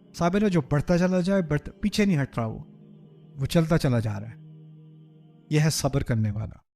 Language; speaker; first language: Urdu; early bilingual, heritage; Urdu